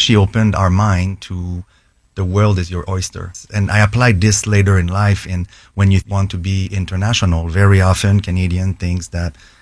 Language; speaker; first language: English; native; English